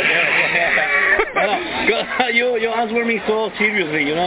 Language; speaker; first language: English; non-native, fluent; Italian